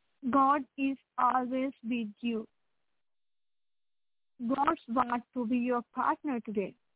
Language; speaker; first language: English; non-native, local second language; Punjabi